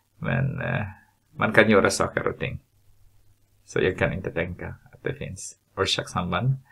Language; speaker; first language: Swedish; non-native, fluent; Filipino